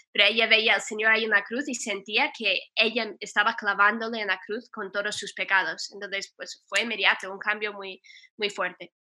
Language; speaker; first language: Spanish; non-native, fluent; English